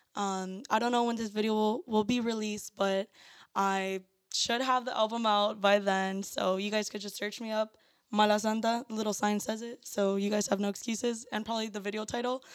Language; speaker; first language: English; early bilingual, other home language; Spanish